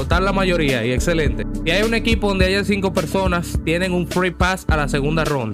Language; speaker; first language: Spanish; native; Spanish